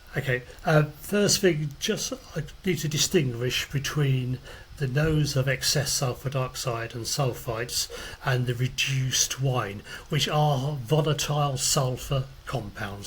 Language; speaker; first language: English; native; English